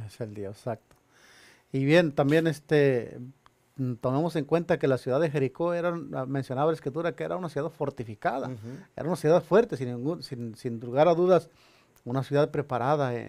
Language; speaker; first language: Spanish; native; Spanish